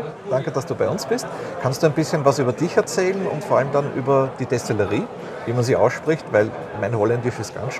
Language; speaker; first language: German; native; German